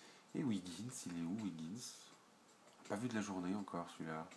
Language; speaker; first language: French; native; French